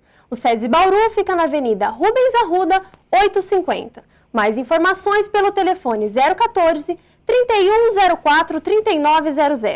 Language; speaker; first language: Portuguese; native; Portuguese